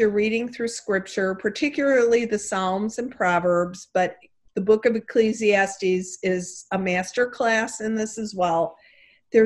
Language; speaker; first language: English; native; English